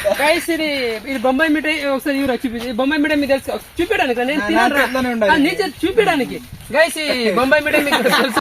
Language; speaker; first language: Telugu; non-native, local second language; Lambadi